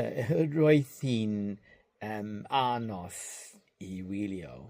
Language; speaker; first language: Welsh; non-native, learner; English